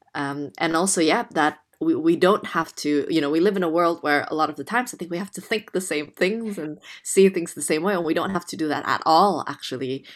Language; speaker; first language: English; non-native, fluent; Indonesian